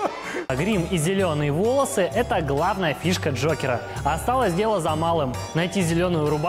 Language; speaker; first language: Russian; native; Russian